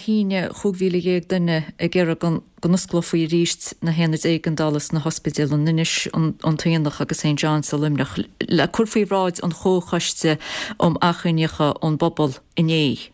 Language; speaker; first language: Irish; native; Irish